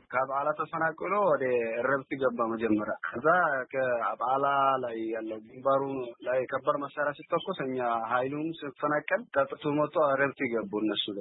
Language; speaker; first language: Amharic; non-native, local second language; Afar